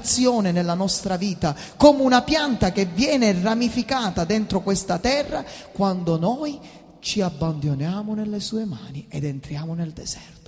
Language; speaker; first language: Italian; native; Italian